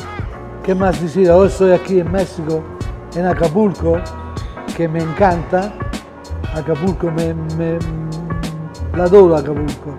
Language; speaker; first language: Spanish; non-native, fluent; Italian